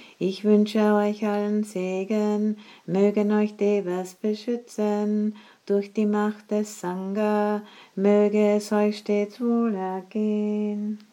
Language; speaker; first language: German; native; German